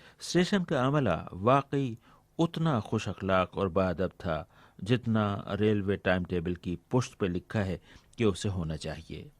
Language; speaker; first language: Urdu; native; Urdu